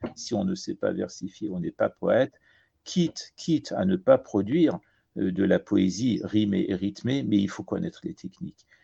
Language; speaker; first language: French; early bilingual, other home language; Persian